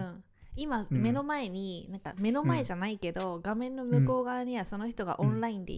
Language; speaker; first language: Japanese; native; Japanese